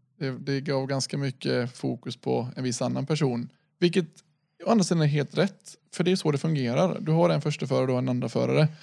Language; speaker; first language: Swedish; native; Swedish